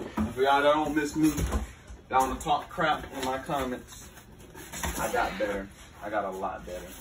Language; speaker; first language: English; native; English